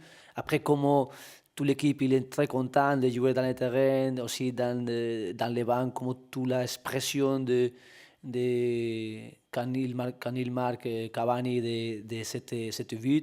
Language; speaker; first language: French; non-native, learner; Spanish